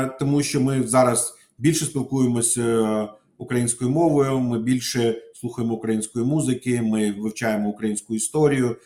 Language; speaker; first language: Ukrainian; non-native, local second language; Russian